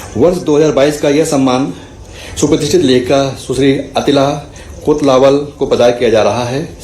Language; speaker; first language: Hindi; native; Hindi